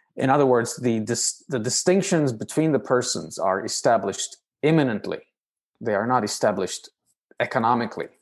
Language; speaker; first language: English; non-native, fluent; Romanian